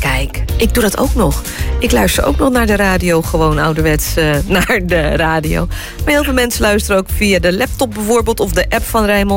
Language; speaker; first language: Dutch; native; Dutch